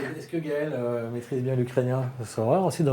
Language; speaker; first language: French; native; French